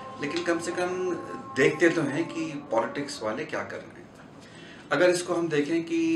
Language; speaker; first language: Hindi; native; Hindi